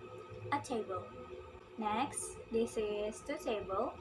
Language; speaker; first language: English; non-native, learner; Indonesian